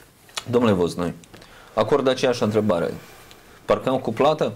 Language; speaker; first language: Romanian; native; Romanian